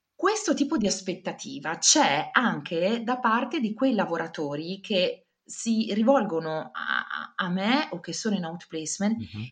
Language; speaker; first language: Italian; native; Italian